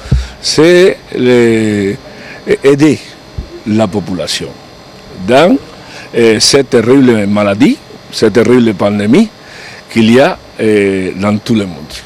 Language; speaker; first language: French; non-native, learner; Spanish